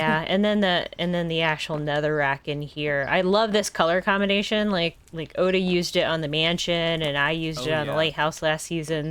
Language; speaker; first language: English; native; English